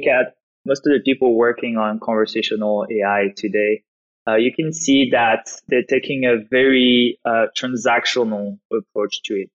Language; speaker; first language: English; non-native, fluent; French